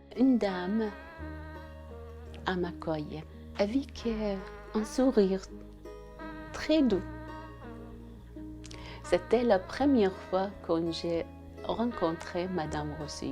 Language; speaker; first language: French; non-native, fluent; Arabic